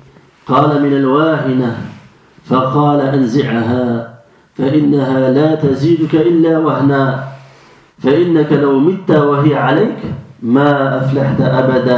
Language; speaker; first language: Arabic; non-native, fluent; French